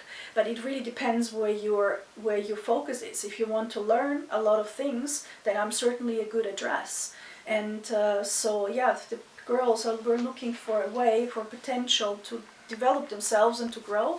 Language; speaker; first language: English; non-native, fluent; German